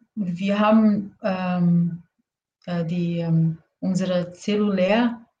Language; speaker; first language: German; non-native, fluent; Portuguese